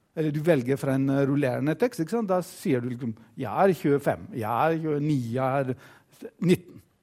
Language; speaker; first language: Norwegian; non-native, fluent; Greek